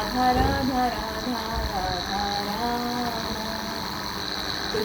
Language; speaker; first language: Hindi; native; Hindi